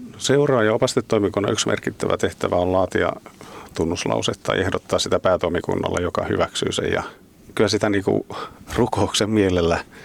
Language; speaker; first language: Finnish; native; Finnish